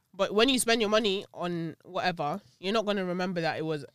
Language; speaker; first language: English; early bilingual, other home language; Yoruba